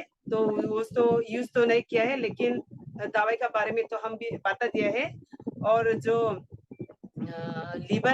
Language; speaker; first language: Hindi; non-native, local second language; Garo